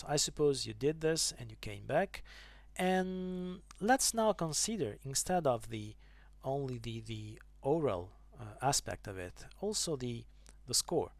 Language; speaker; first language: English; non-native, fluent; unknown